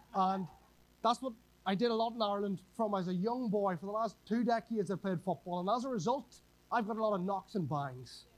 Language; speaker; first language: English; native; English